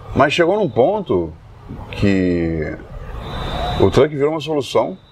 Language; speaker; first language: Portuguese; non-native, fluent; English